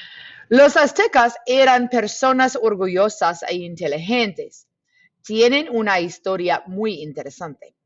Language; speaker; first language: Spanish; non-native, fluent; English